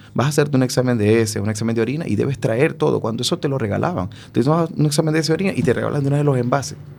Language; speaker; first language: Spanish; native; Spanish